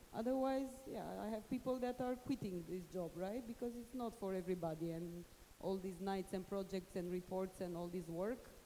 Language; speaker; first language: English; non-native, fluent; Romanian